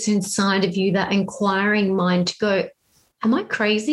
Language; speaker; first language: English; native; English